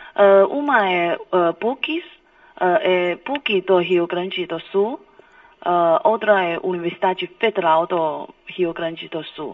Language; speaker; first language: Portuguese; non-native, fluent; Chinese